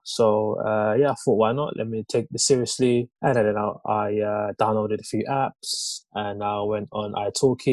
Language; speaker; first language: English; early bilingual, other home language; Lingala